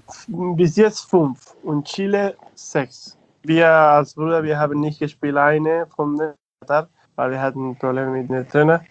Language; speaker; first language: German; non-native, learner; Spanish